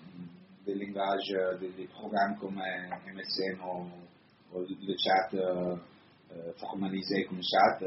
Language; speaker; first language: French; non-native, fluent; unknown